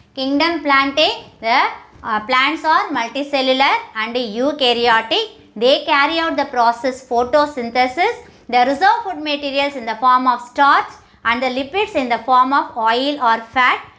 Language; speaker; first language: English; non-native, local second language; Tamil